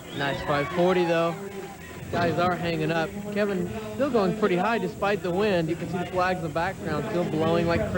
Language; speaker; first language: English; native; English